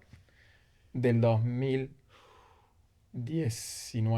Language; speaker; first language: Spanish; native; Spanish